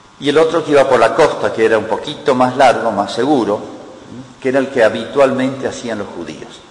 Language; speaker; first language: Spanish; native; Spanish